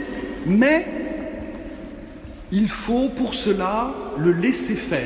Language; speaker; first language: French; native; French